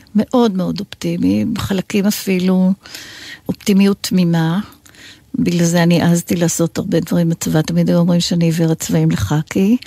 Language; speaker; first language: Hebrew; native; Hebrew